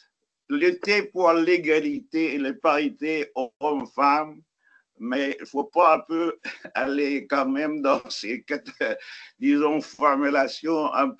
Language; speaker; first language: French; non-native, fluent; Arabic